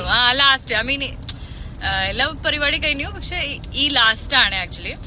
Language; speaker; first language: Malayalam; non-native, learner; Hindi